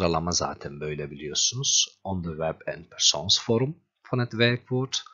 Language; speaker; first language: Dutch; non-native, fluent; Turkish